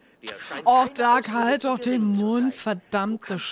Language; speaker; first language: German; native; German